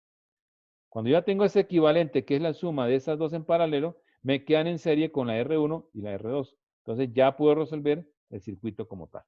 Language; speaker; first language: Spanish; native; Spanish